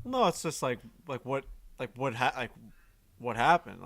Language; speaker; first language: English; native; English